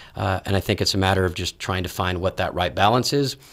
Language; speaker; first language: English; native; English